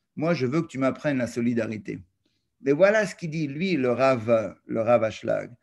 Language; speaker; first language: French; native; French